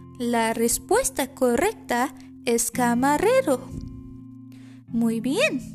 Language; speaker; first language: Spanish; non-native, fluent; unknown